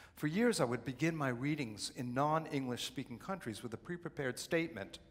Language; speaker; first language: English; native; English